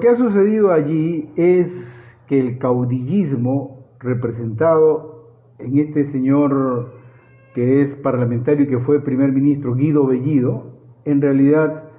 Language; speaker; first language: Spanish; native; Spanish